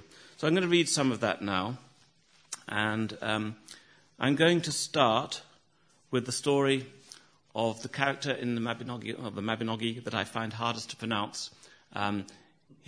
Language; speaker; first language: English; native; English